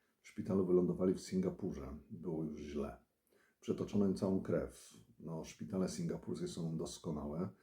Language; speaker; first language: Polish; native; Polish